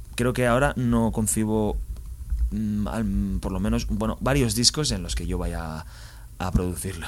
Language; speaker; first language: Spanish; native; Spanish